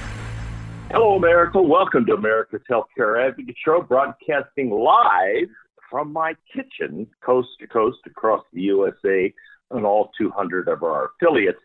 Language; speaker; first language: English; native; English